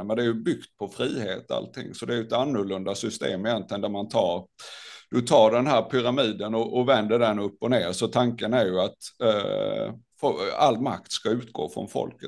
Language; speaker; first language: Swedish; native; Swedish